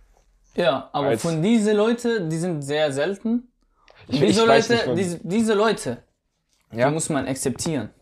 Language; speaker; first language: German; non-native, fluent; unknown